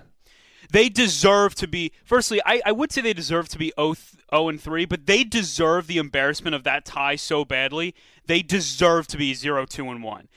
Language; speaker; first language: English; native; English